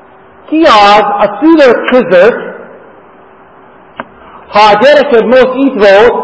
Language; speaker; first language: Hungarian; non-native, fluent; English